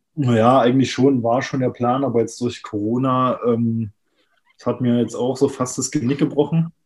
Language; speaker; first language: German; native; German